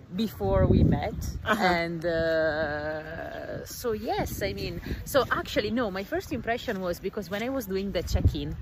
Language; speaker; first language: English; non-native, fluent; Italian